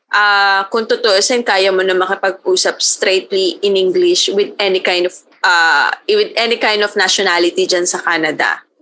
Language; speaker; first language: Filipino; native; Filipino